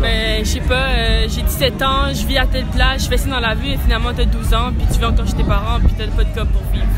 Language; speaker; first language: French; early bilingual, other home language; Haitian Creole